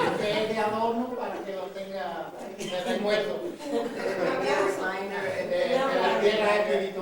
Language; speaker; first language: Spanish; native; Spanish